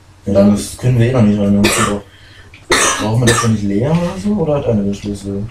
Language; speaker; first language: German; native; German